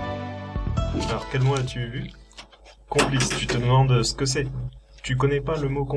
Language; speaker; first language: French; native; French